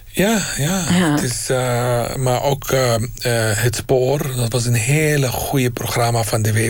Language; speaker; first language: Dutch; non-native, fluent; Arabic